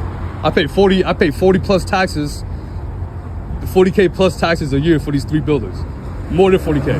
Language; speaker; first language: English; native; English